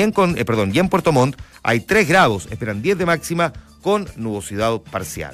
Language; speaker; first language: Spanish; native; Spanish